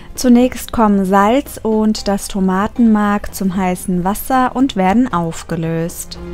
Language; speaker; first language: German; early bilingual, other home language; Turkish